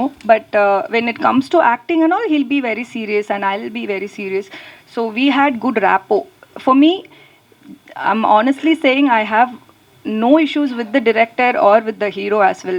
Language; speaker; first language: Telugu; non-native, learner; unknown